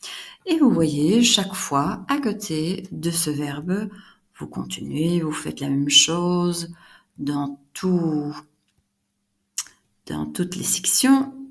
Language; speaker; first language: French; non-native, fluent; Dutch